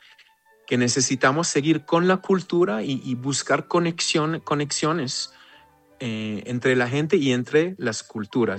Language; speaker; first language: Spanish; non-native, fluent; Hebrew